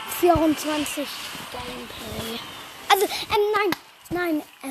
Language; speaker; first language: German; native; German